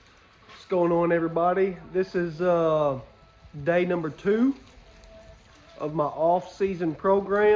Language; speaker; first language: English; native; English